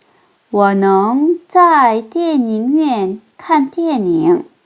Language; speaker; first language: Chinese; non-native, fluent; Korean